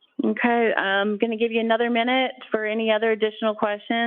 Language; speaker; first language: English; native; English